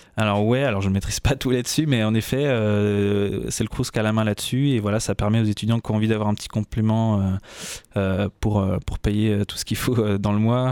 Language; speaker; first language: French; native; French